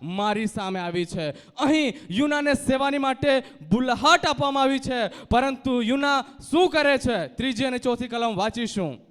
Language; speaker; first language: Gujarati; native; Gujarati